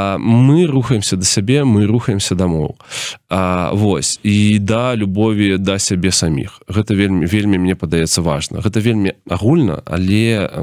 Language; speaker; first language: Belarusian; non-native, local second language; Russian